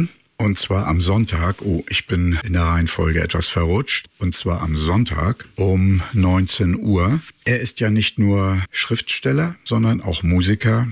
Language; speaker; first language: German; native; German